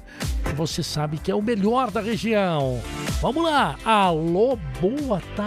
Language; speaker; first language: Portuguese; native; Portuguese